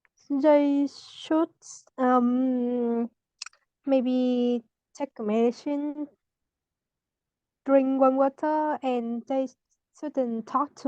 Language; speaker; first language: English; non-native, learner; Vietnamese